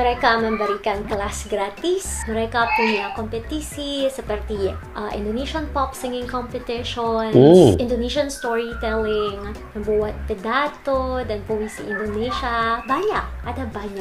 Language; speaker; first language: Indonesian; non-native, learner; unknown